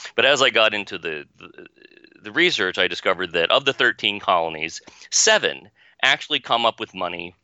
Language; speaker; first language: English; native; English